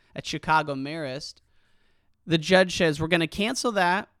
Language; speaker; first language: English; native; English